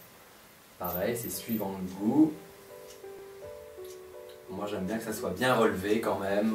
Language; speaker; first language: French; native; French